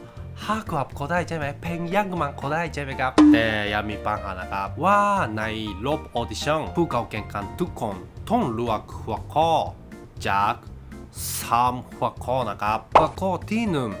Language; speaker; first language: Thai; non-native, learner; Japanese